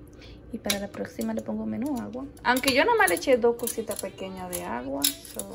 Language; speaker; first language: Spanish; early bilingual, heritage; Spanish